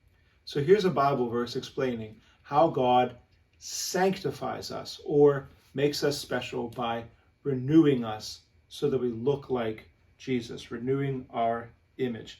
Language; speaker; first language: English; native; English